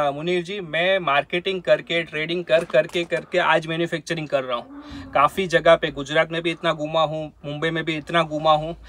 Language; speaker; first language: Hindi; non-native, local second language; Gujarati